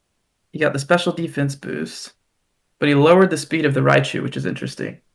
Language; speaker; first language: English; native; English